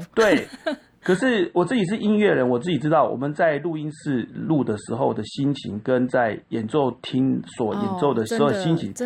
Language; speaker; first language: Chinese; native; Chinese